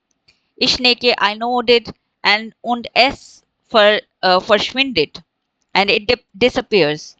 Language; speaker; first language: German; non-native, fluent; Hindi